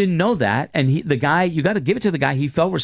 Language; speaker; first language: English; native; English